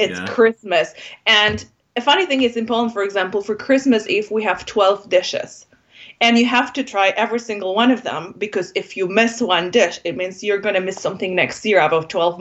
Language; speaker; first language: English; non-native, fluent; Polish